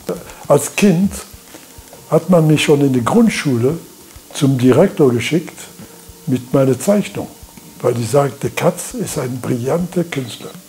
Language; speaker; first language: German; non-native, fluent; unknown